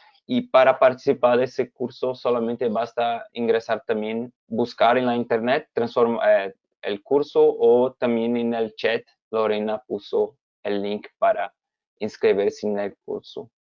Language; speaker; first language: Spanish; non-native, fluent; Portuguese